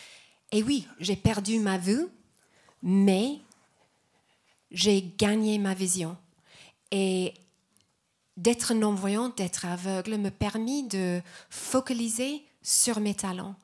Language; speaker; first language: French; non-native, fluent; English